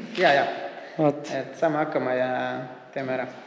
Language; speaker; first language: Estonian; native; Estonian